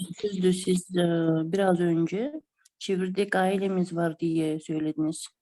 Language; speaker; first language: Turkish; non-native, learner; Kyrgyz